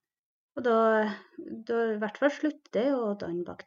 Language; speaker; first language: Norwegian; non-native, local second language; Northern Sami